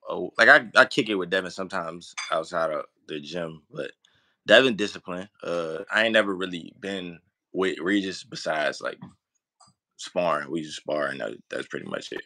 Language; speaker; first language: English; native; English